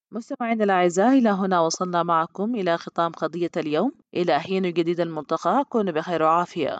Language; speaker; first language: Arabic; native; Arabic